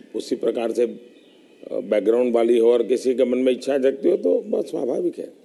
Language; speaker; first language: Hindi; non-native, local second language; Gujarati